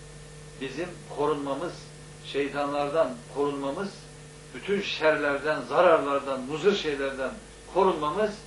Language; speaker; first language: Turkish; native; Turkish